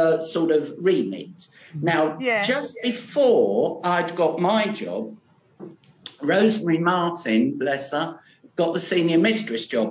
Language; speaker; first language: English; non-native, local second language; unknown